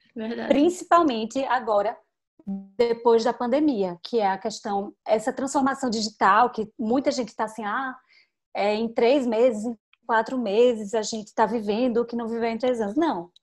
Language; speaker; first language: Portuguese; native; Portuguese